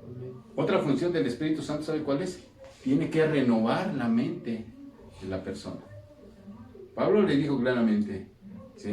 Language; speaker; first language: Spanish; native; Spanish